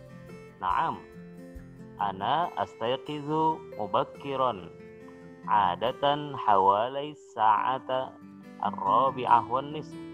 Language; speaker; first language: Arabic; non-native, fluent; Indonesian